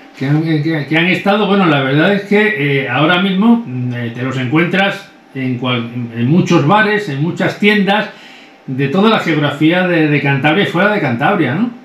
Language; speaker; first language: Spanish; native; Spanish